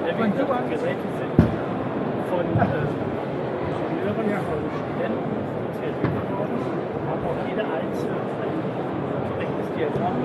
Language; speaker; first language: German; native; German